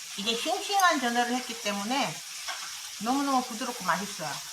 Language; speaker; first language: Korean; native; Korean